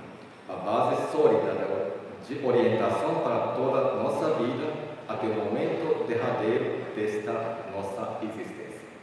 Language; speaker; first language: Portuguese; non-native, fluent; Japanese